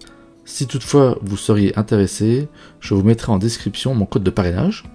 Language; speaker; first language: French; native; French